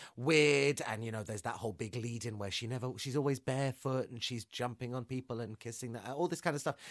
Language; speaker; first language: English; native; English